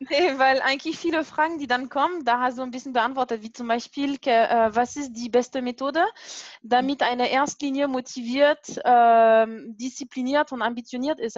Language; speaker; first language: German; non-native, fluent; French